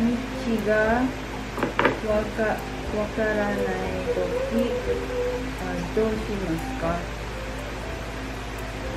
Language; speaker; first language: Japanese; non-native, learner; Filipino